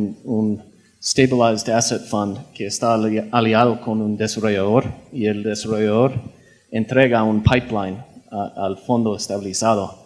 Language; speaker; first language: Spanish; non-native, fluent; English